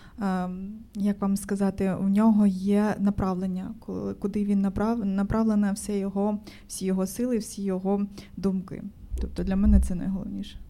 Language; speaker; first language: Ukrainian; native; Ukrainian